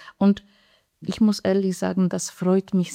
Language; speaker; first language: German; non-native, fluent; Polish